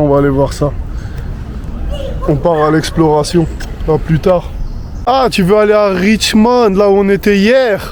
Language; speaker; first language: French; native; French